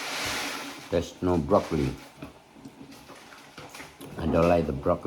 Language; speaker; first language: English; non-native, learner; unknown